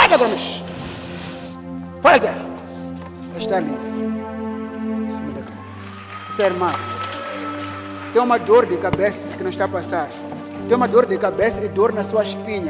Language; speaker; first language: Portuguese; non-native, local second language; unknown